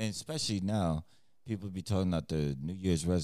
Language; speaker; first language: English; native; English